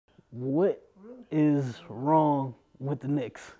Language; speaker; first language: English; native; English